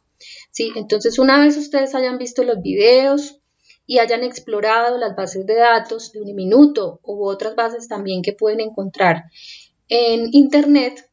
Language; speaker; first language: Spanish; native; Spanish